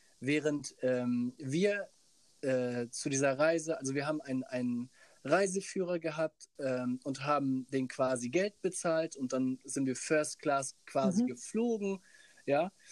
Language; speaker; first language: German; early bilingual, other home language; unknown